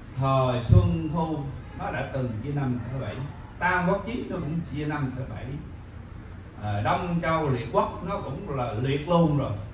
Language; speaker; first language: Vietnamese; native; Vietnamese